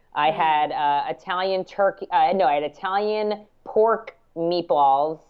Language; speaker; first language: English; native; English